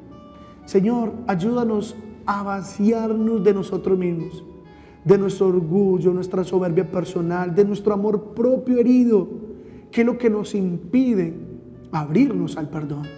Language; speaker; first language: Spanish; native; Spanish